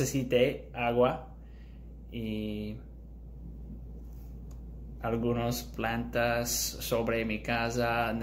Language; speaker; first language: Spanish; non-native, learner; English